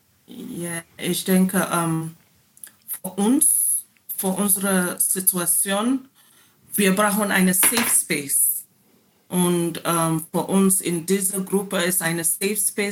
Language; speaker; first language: German; non-native, learner; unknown